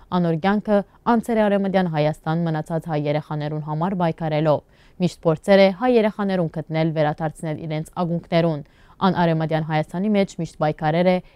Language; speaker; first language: Armenian; early bilingual, heritage; Armenian